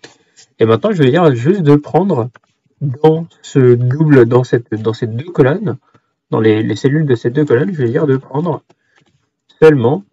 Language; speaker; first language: French; native; French